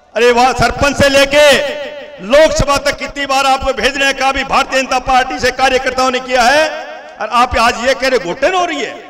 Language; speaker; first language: Hindi; native; Hindi